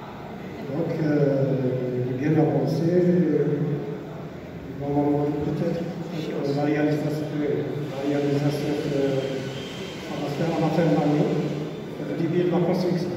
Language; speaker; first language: French; non-native, local second language; Arabic